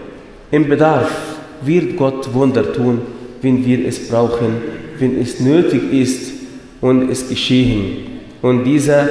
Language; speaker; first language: German; non-native, fluent; Arabic